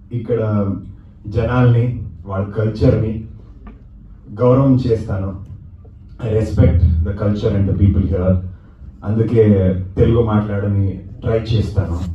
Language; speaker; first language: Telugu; non-native, learner; Kannada